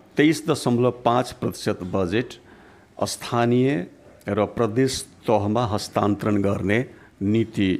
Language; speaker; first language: Nepali; non-native, local second language; Bhojpuri